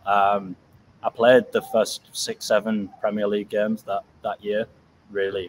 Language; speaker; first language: English; native; English